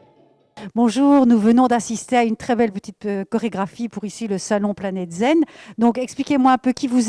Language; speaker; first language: French; native; French